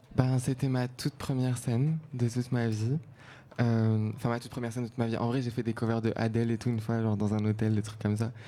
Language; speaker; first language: French; non-native, local second language; Arabic